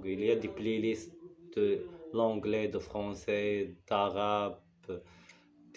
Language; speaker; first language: French; non-native, learner; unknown